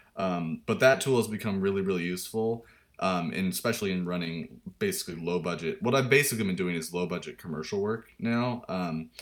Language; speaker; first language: English; native; English